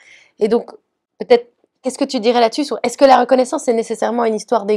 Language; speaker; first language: French; native; French